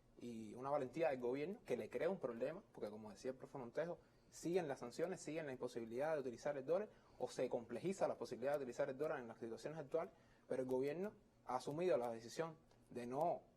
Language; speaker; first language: Spanish; native; Spanish